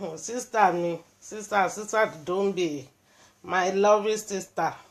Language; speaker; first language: English; non-native, local second language; Yoruba